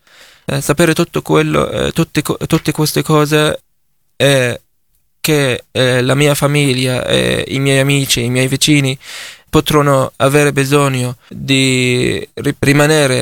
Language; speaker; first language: Italian; non-native, fluent; Arabic